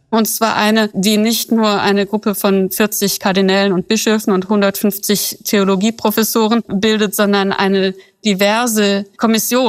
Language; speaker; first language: German; native; German